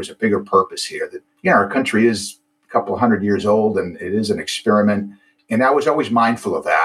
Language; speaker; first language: English; native; English